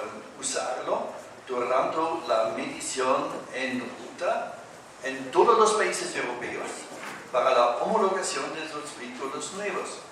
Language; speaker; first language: Spanish; non-native, fluent; German